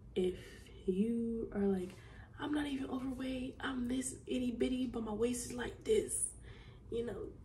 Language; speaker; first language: English; native; English